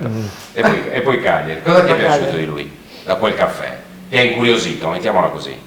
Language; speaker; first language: Italian; native; Italian